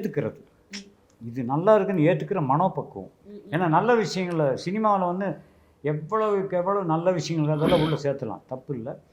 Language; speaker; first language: Tamil; native; Tamil